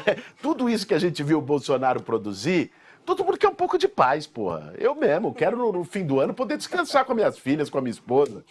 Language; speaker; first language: Portuguese; native; Portuguese